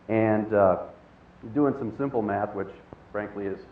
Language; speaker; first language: English; native; English